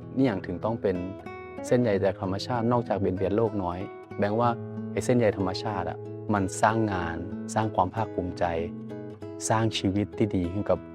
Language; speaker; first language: Thai; native; Thai